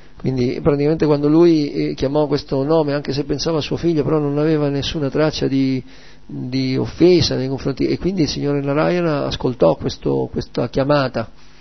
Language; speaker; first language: Italian; native; Italian